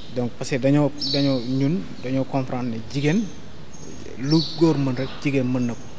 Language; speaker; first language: Wolof; non-native, local second language; Fula